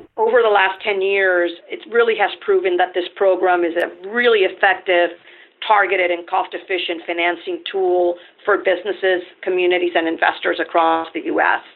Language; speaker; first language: English; non-native, fluent; Spanish